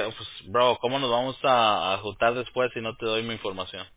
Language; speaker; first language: Spanish; early bilingual, heritage; Spanish